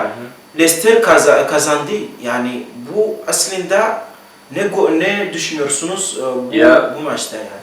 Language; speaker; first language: Turkish; non-native, learner; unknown